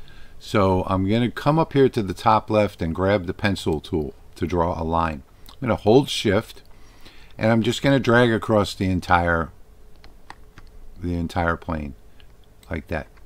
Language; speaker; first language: English; native; English